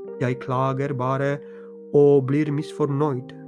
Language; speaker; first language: Norwegian; non-native, fluent; Polish